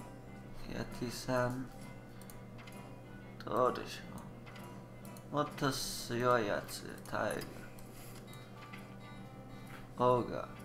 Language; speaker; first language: Japanese; non-native, learner; English